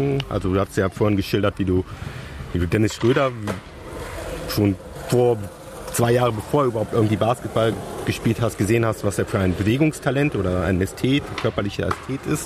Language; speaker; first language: German; native; German